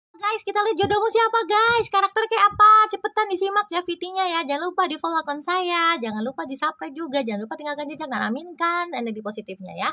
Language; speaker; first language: Indonesian; native; Indonesian